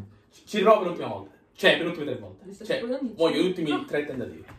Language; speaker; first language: Italian; native; Italian